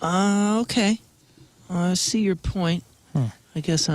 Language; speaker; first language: English; native; English